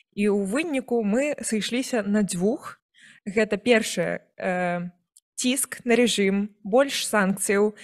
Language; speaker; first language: Belarusian; native; Belarusian